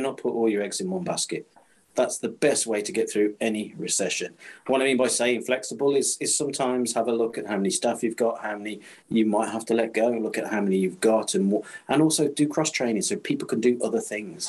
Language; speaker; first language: English; native; English